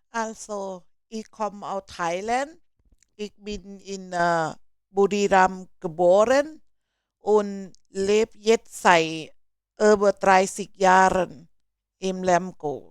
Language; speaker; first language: German; non-native, learner; Thai